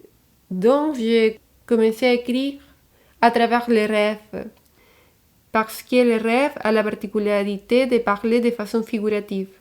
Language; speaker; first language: French; non-native, fluent; Spanish